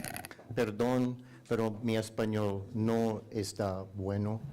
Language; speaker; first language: Spanish; non-native, learner; English